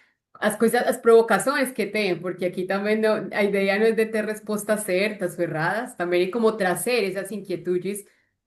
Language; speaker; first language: Portuguese; non-native, learner; Spanish